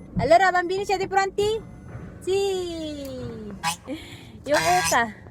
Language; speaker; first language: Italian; non-native, learner; Filipino